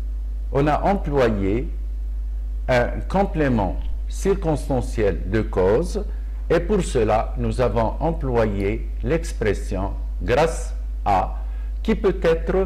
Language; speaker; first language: French; non-native, local second language; Arabic